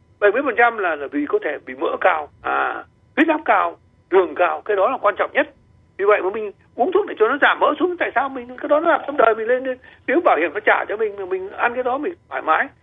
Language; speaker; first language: Vietnamese; native; Vietnamese